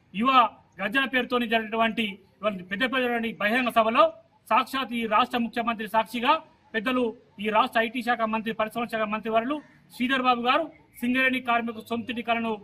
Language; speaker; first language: Telugu; native; Telugu